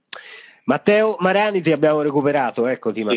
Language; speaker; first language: Italian; native; Italian